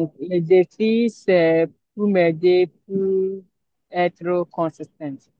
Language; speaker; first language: French; non-native, learner; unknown